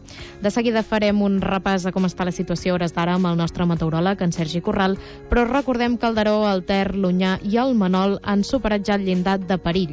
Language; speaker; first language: Catalan; native; Catalan